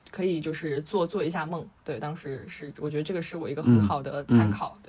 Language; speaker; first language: Chinese; native; Chinese